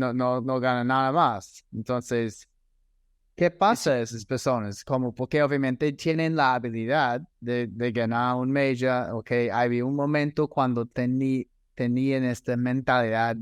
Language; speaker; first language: Spanish; non-native, fluent; English